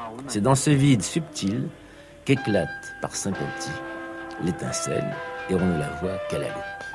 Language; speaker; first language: French; native; French